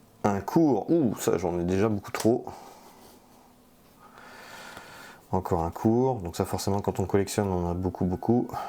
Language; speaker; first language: French; native; French